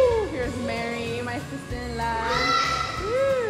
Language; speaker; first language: English; early bilingual, other home language; Spanish